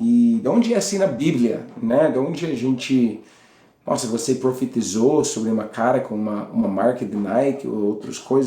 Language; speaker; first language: Portuguese; non-native, learner; English